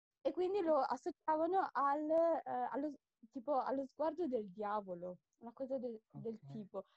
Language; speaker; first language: Italian; early bilingual, other home language; Tamil